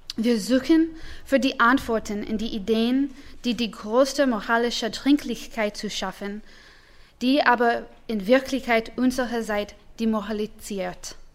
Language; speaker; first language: German; non-native, learner; English